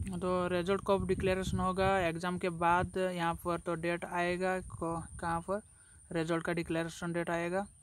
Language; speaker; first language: Hindi; non-native, local second language; Assamese